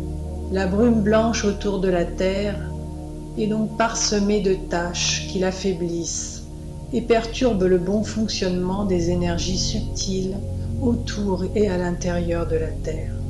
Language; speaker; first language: French; native; French